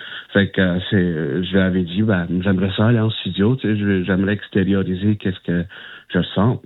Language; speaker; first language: French; non-native, local second language; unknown